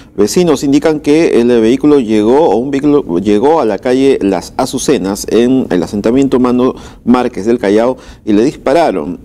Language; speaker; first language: Spanish; native; Spanish